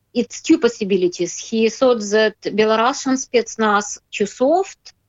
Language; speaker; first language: English; non-native, learner; Russian